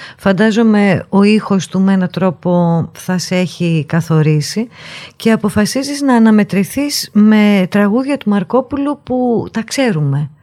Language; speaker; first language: Greek; native; Greek